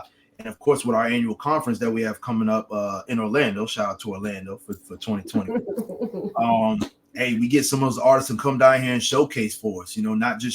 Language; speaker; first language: English; native; English